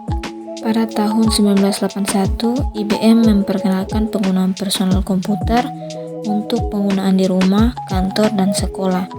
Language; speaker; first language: Indonesian; native; Indonesian